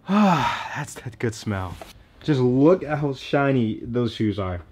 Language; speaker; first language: English; native; English